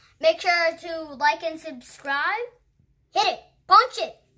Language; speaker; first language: English; native; English